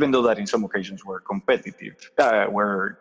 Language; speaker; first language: English; non-native, fluent; Spanish